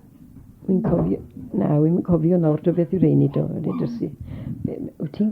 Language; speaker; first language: Welsh; native; Welsh